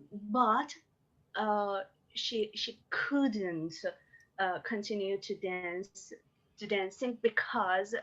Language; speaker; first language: English; non-native, learner; Persian